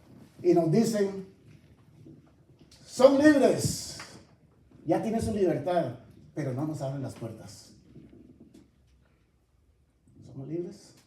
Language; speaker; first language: Spanish; native; Spanish